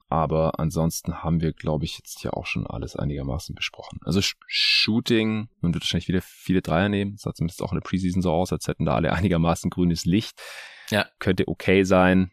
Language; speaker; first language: German; native; German